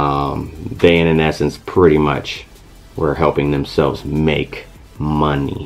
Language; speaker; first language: English; native; English